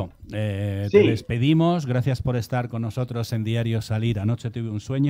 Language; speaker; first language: Spanish; native; Spanish